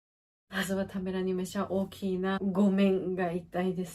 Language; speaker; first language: Japanese; non-native, learner; Georgian